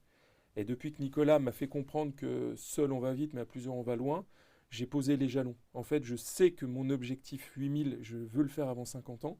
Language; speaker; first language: French; native; French